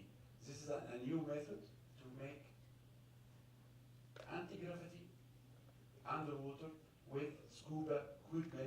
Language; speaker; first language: English; non-native, fluent; Arabic